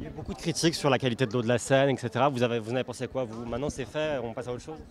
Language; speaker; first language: French; native; French